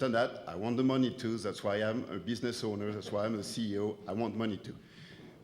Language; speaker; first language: English; non-native, fluent; French